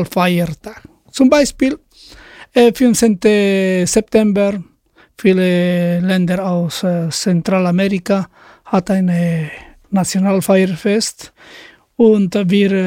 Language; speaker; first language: German; non-native, learner; Spanish